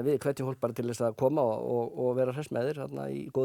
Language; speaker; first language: Icelandic; native; Icelandic